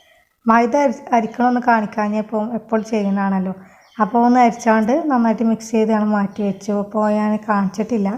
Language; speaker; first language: Malayalam; native; Malayalam